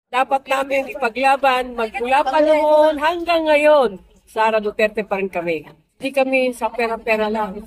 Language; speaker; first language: Filipino; non-native, local second language; Cebuano